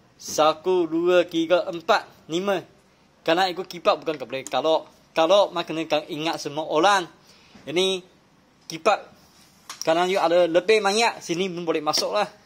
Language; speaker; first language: Malay; non-native, local second language; Chinese